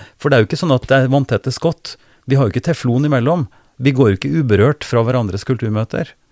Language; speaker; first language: Norwegian; native; Norwegian